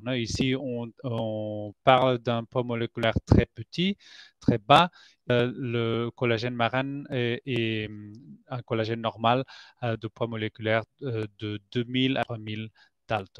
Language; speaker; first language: French; non-native, fluent; Spanish